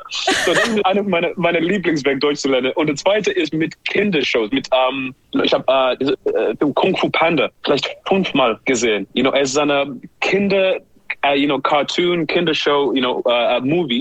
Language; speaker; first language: German; non-native, learner; English